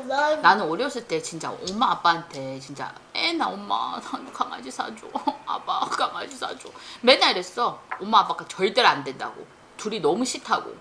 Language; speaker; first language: Korean; non-native, fluent; Chinese